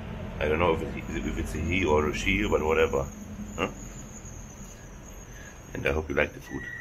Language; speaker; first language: English; non-native, fluent; German